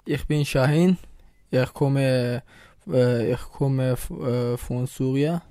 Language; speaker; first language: German; non-native, learner; Arabic